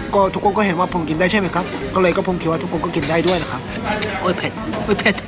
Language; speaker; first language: Thai; non-native, fluent; Korean